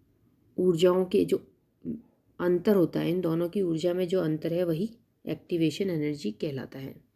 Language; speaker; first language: Hindi; native; Hindi